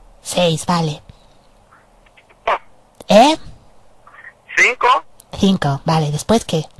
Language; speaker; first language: Spanish; native; Spanish